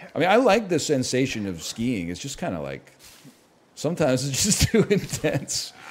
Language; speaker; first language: English; native; English